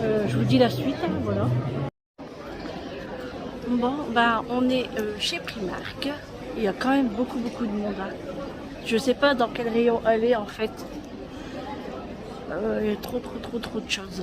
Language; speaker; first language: French; native; French